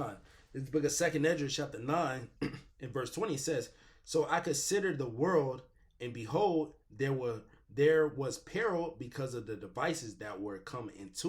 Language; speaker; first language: English; native; English